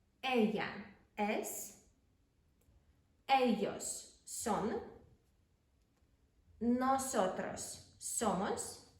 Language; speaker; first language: Spanish; non-native, fluent; Ukrainian